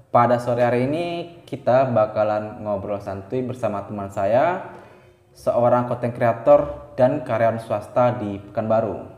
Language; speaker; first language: Indonesian; native; Indonesian